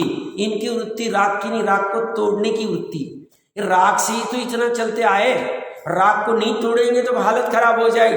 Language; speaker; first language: Hindi; native; Hindi